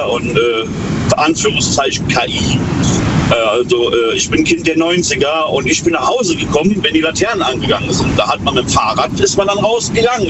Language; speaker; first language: German; native; German